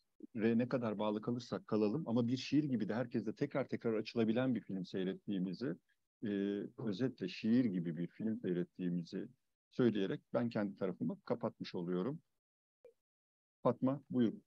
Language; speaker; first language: Turkish; native; Turkish